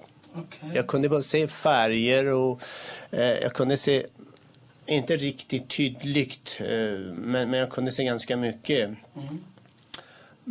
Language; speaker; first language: Swedish; non-native, fluent; Kurdish